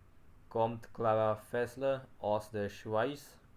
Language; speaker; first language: German; non-native, learner; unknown